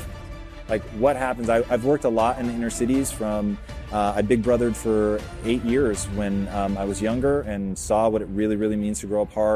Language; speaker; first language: English; native; English